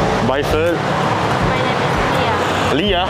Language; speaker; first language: English; non-native, fluent; Indonesian